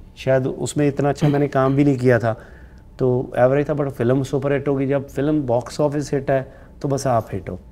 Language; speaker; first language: Hindi; non-native, local second language; Punjabi